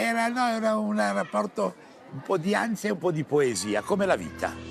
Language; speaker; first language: Italian; native; Italian